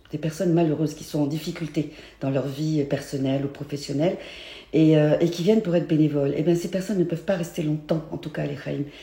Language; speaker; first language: French; native; French